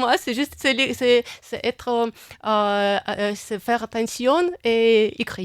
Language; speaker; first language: French; non-native, fluent; Russian